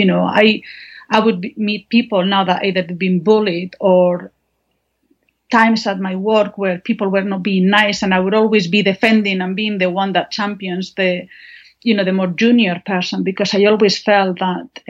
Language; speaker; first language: English; non-native, fluent; Spanish